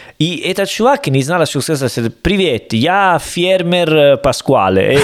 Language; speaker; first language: Russian; non-native, learner; Italian